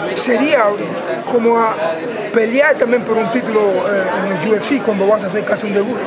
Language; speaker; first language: Spanish; native; Spanish